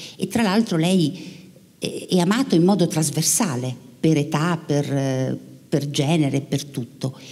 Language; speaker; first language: Italian; native; Italian